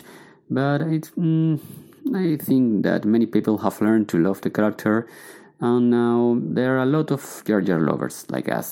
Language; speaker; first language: English; non-native, fluent; Spanish